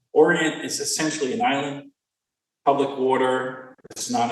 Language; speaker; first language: English; native; English